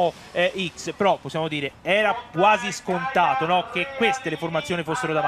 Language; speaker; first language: Italian; native; Italian